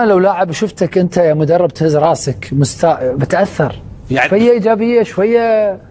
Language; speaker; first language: Arabic; native; Arabic